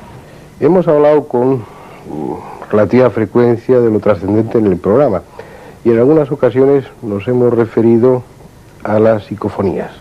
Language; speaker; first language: Spanish; native; Spanish